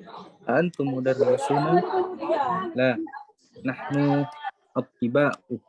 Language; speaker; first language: Arabic; non-native, learner; Indonesian